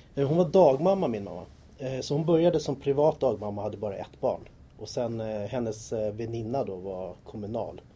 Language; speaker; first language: Swedish; native; Swedish